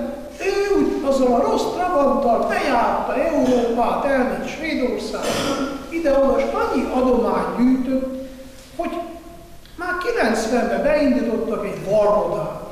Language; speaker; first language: Hungarian; non-native, fluent; Italian